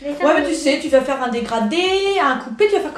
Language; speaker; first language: French; native; French